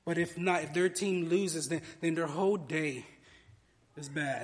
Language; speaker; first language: English; native; English